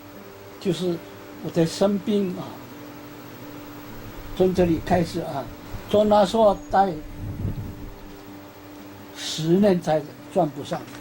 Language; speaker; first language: Chinese; non-native, local second language; Amis